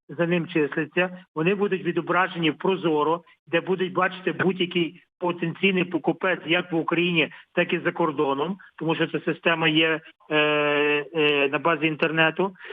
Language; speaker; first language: Ukrainian; native; Ukrainian